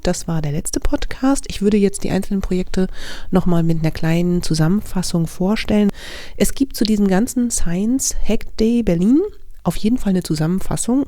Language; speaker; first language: German; native; German